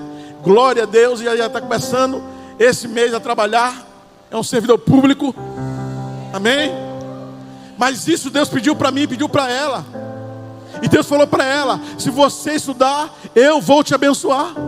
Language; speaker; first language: Portuguese; native; Portuguese